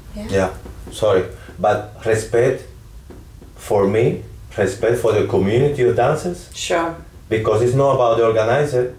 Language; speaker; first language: English; non-native, learner; Spanish